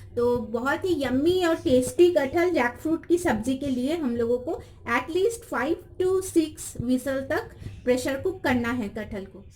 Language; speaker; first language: Hindi; non-native, local second language; Bangla